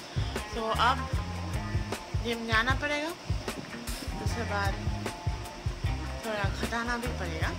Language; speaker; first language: Hindi; non-native, local second language; Bangla